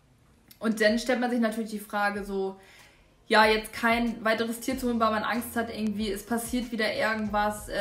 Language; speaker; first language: German; native; German